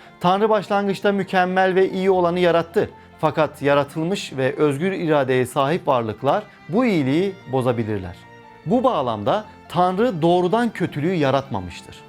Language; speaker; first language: Turkish; native; Turkish